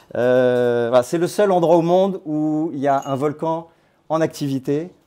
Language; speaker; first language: French; native; French